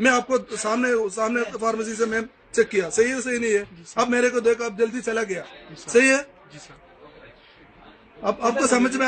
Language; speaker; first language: Hindi; non-native, local second language; Malayalam